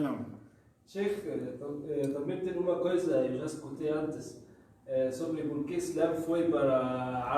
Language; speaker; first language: Portuguese; non-native, learner; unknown